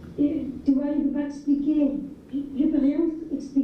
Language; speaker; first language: French; non-native, fluent; Spanish